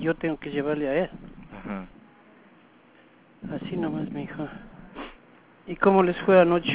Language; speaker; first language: Spanish; native; Spanish